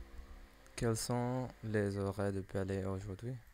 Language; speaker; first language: French; non-native, learner; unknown